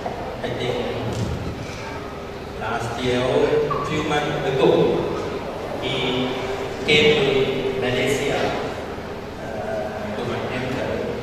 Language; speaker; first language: English; non-native, learner; Sinhala